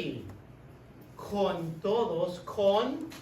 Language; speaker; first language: Spanish; non-native, fluent; English